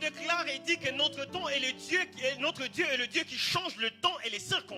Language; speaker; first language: French; native; French